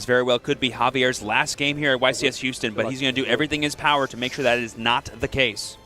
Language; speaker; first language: English; native; English